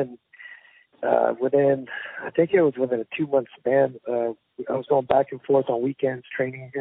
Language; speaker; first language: English; native; English